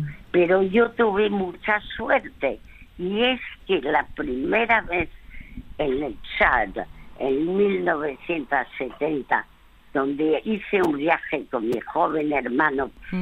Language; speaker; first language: Spanish; early bilingual, other home language; French